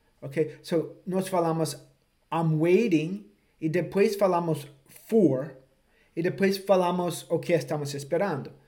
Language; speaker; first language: Portuguese; non-native, fluent; English